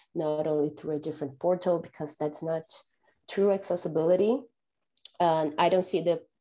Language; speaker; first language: English; non-native, fluent; Portuguese